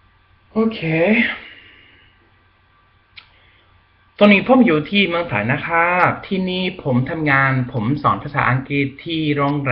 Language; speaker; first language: Thai; non-native, learner; Spanish